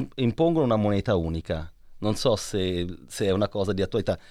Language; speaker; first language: Italian; native; Italian